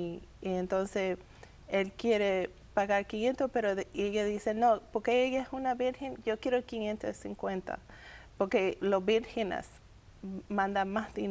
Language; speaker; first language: Spanish; early bilingual, heritage; English